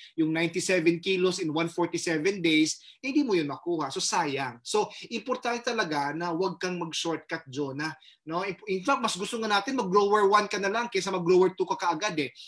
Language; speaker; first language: Filipino; non-native, local second language; Cebuano